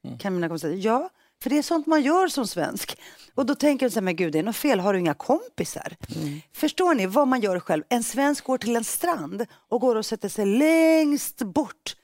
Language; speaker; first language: Swedish; early bilingual, other home language; Greek